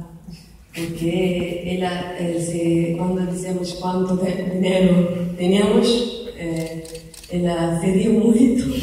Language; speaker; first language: Portuguese; non-native, learner; Italian